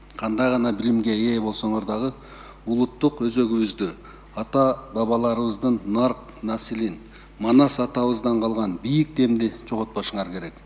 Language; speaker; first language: Kyrgyz; native; Kyrgyz